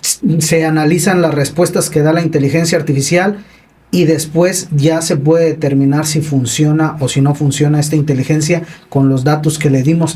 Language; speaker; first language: Spanish; native; Spanish